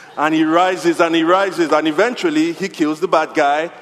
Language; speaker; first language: English; non-native, local second language; Yoruba